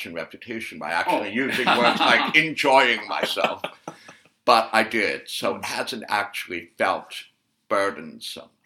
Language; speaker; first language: English; native; English